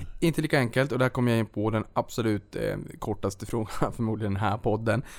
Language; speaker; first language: Swedish; native; Swedish